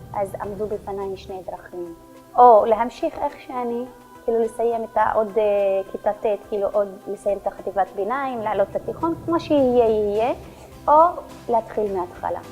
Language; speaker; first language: Hebrew; non-native, local second language; Arabic